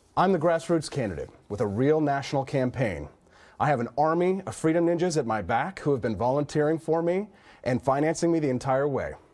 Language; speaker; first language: English; native; English